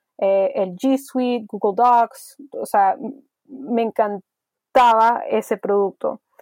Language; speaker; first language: Spanish; early bilingual, heritage; Spanish